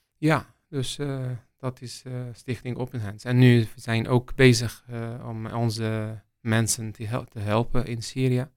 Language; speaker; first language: Dutch; non-native, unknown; Arabic